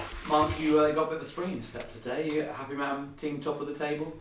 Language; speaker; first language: English; native; English